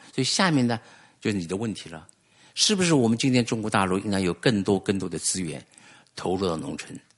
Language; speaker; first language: Chinese; native; Chinese